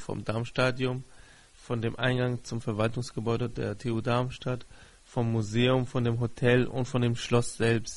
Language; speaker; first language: German; non-native, fluent; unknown